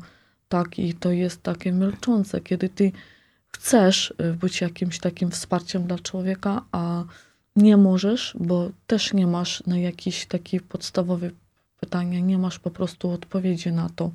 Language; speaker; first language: Polish; non-native, fluent; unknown